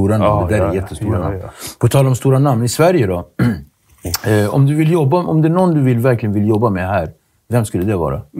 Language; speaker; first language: Swedish; native; Swedish